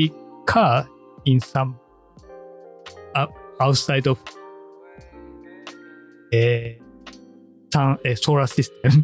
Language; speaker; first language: English; non-native, learner; Japanese